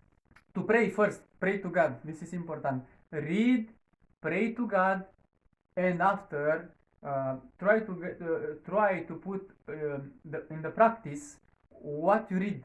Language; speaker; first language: English; non-native, learner; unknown